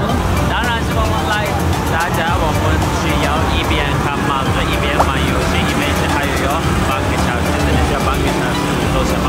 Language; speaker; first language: Chinese; non-native, learner; Turkish